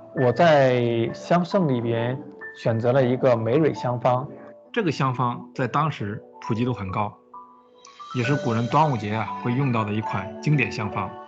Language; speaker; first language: Chinese; native; Chinese